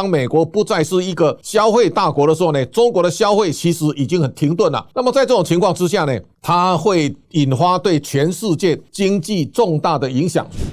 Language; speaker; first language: Chinese; native; Chinese